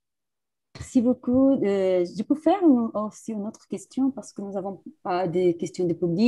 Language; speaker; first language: French; non-native, fluent; Portuguese